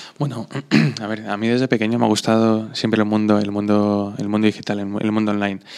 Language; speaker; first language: Spanish; non-native, fluent; Slovak